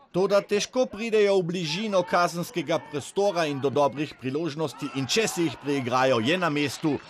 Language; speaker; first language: Slovenian; native; Slovenian